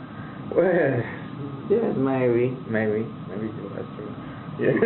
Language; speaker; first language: English; non-native, learner; Spanish